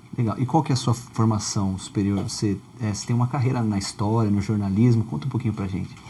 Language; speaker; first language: Portuguese; native; Portuguese